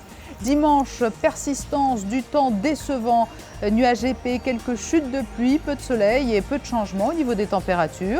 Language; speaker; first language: French; native; French